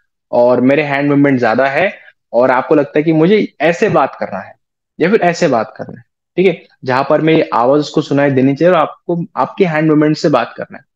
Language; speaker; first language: Hindi; native; Hindi